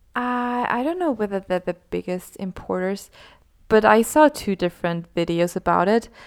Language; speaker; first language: English; non-native, fluent; German